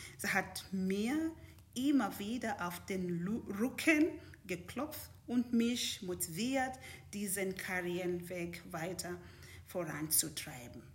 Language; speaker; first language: German; non-native, fluent; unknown